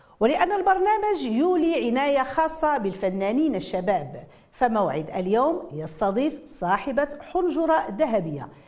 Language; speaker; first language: Arabic; native; Arabic